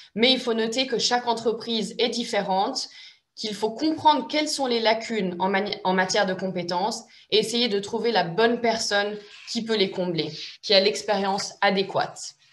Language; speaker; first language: French; native; French